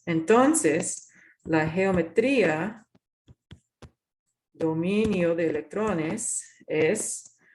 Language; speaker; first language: Spanish; non-native, fluent; English